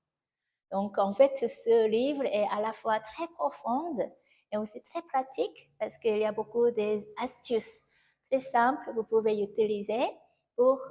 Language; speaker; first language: French; non-native, fluent; Korean